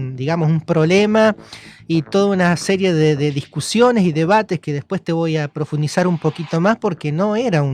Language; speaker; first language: Spanish; native; Spanish